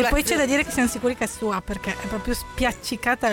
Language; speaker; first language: Italian; native; Italian